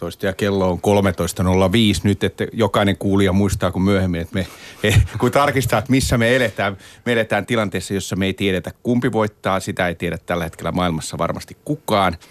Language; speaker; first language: Finnish; native; Finnish